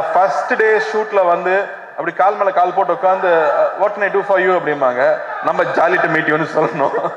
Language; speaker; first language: Tamil; native; Tamil